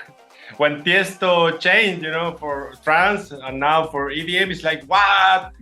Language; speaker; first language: English; non-native, learner; Spanish